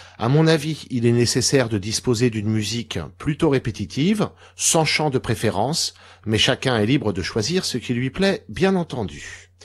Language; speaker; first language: French; native; French